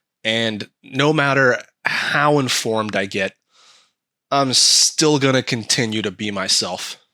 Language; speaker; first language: English; native; English